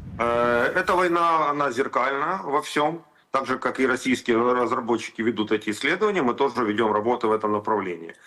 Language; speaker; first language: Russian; native; Russian